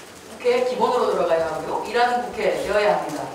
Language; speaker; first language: Korean; native; Korean